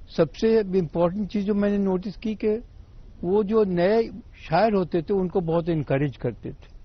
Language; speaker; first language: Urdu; native; Urdu